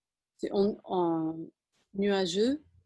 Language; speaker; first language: French; non-native, fluent; English